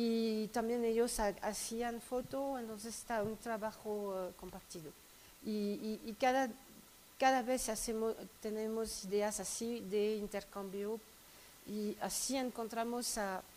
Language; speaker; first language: Spanish; non-native, fluent; French